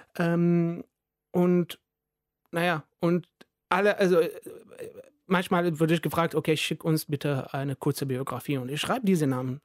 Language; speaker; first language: German; non-native, fluent; Arabic